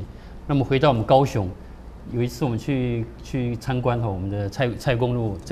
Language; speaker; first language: Chinese; native; Chinese